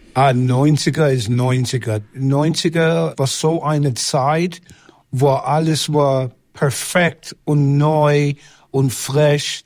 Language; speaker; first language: German; non-native, learner; English